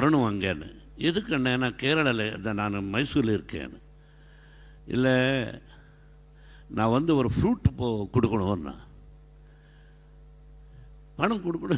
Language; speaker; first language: Tamil; non-native, learner; Telugu